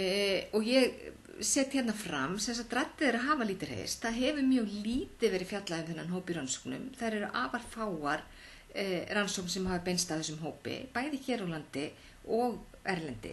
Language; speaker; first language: Icelandic; native; Icelandic